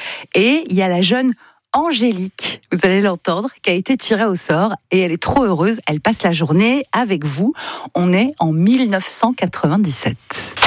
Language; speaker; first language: French; native; French